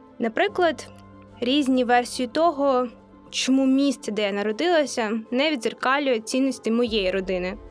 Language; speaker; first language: Ukrainian; native; Ukrainian